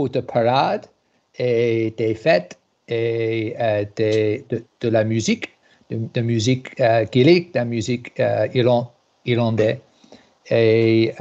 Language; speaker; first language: French; non-native, learner; English